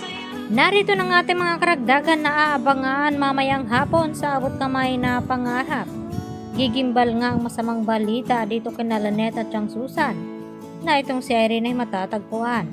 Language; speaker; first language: Filipino; native; Filipino